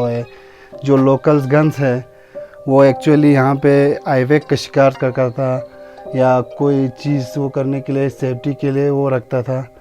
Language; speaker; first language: Hindi; non-native, local second language; Balti